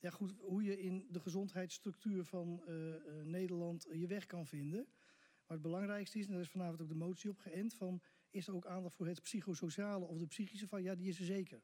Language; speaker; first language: Dutch; native; Dutch